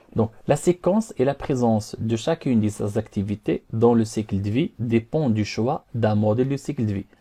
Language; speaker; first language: French; non-native, local second language; Arabic